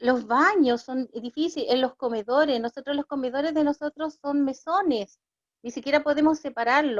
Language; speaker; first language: Spanish; native; Spanish